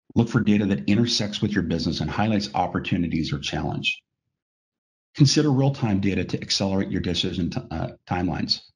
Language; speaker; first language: English; native; English